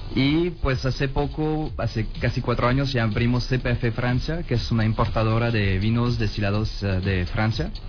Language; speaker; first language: Spanish; non-native, fluent; French